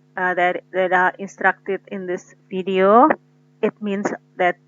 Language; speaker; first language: English; non-native, fluent; Indonesian